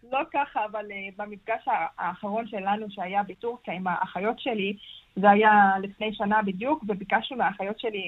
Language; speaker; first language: Hebrew; early bilingual, heritage; Arabic